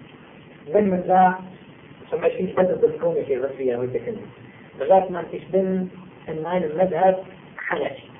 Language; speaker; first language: German; non-native, fluent; Arabic